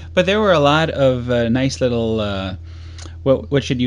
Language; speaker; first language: English; native; English